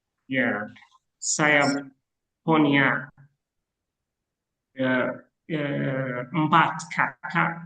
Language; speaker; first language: Indonesian; non-native, learner; Arabic